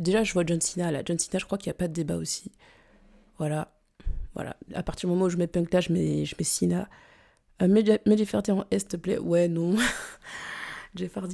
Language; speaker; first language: French; native; French